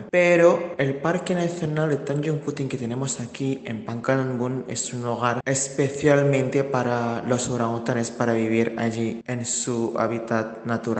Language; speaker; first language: Spanish; non-native, fluent; Indonesian